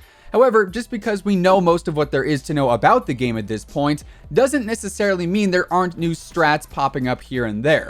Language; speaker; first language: English; native; English